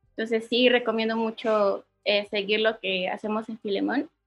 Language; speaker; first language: Spanish; native; Spanish